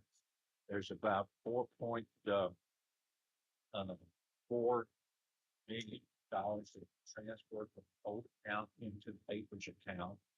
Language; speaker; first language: English; native; English